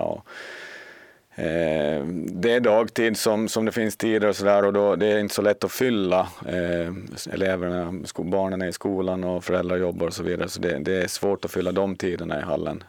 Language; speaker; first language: Swedish; native; Swedish